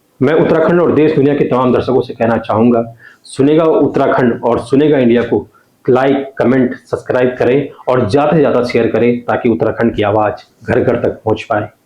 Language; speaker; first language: Hindi; non-native, local second language; Garhwali